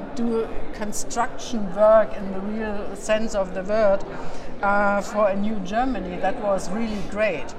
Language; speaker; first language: English; non-native, learner; German